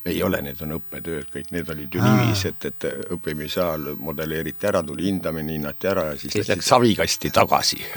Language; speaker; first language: Estonian; native; Estonian